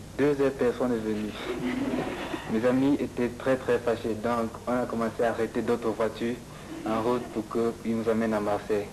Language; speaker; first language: French; non-native, fluent; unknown